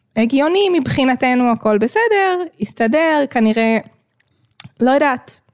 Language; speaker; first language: Hebrew; native; Hebrew